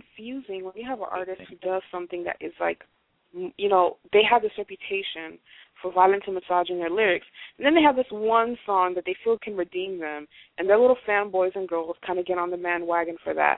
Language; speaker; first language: English; non-native, fluent; Haitian Creole